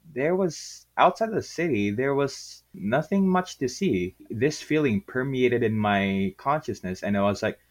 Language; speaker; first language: English; non-native, local second language; Filipino